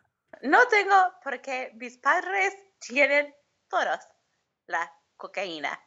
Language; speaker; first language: Spanish; non-native, learner; English